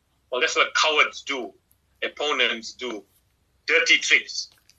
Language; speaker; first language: English; native; English